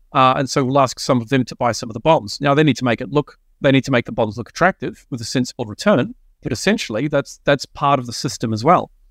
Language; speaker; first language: English; native; English